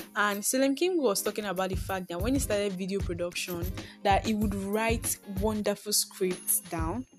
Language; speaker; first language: English; non-native, local second language; Yoruba